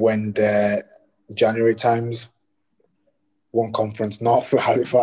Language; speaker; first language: English; native; English